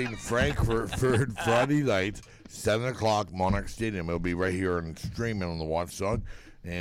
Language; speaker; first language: English; native; English